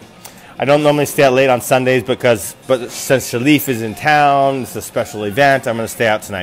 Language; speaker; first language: English; native; English